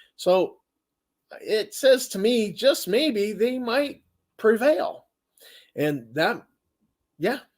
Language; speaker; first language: English; native; English